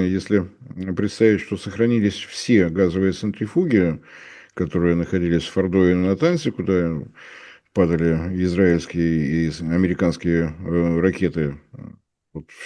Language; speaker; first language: Russian; native; Russian